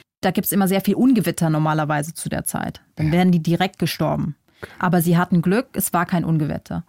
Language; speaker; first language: German; early bilingual, other home language; Vietnamese